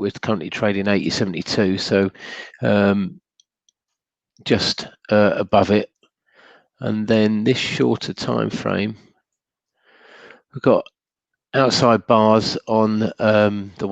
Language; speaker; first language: English; native; English